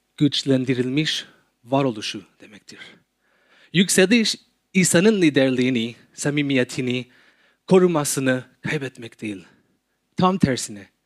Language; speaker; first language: Turkish; non-native, fluent; English